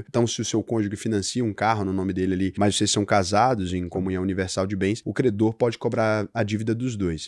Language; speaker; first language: Portuguese; native; Portuguese